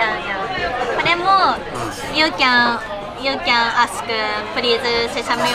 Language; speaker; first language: English; non-native, learner; Japanese